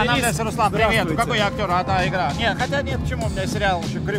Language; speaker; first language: Russian; native; Russian